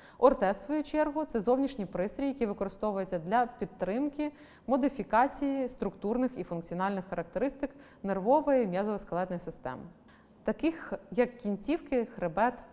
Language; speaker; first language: Ukrainian; native; Ukrainian